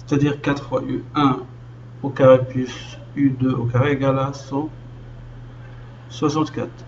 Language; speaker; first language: French; non-native, local second language; Arabic